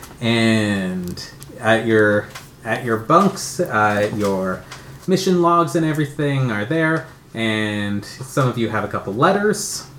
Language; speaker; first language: English; native; English